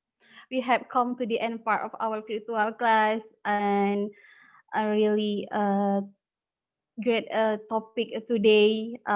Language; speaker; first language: English; non-native, learner; Indonesian